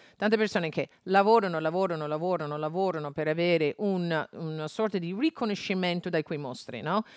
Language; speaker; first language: Italian; non-native, fluent; English